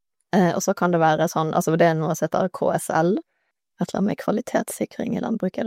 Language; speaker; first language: Norwegian; native; Norwegian